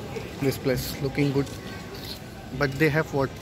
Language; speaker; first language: English; non-native, learner; Hindi